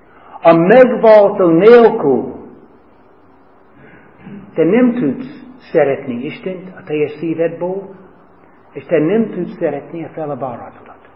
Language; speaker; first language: Hungarian; non-native, fluent; English